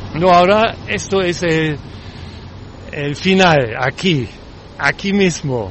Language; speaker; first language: Spanish; non-native, learner; German